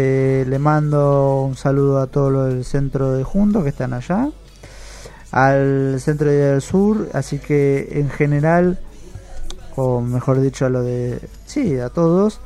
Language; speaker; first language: Spanish; native; Spanish